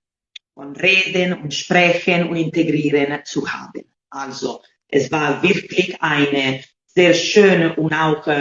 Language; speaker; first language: German; non-native, learner; Italian